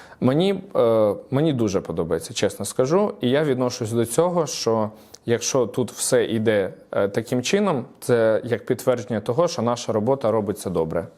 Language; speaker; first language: Ukrainian; native; Ukrainian